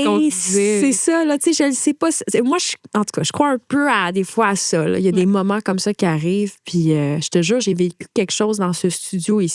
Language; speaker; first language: French; native; French